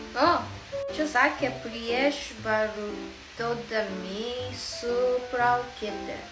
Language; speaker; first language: Lithuanian; non-native, learner; Japanese